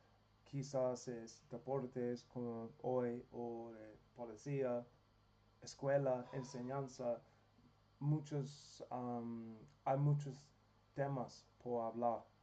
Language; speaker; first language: Spanish; non-native, learner; English